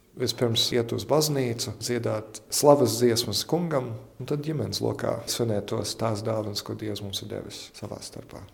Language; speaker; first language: Latvian; early bilingual, heritage; Latvian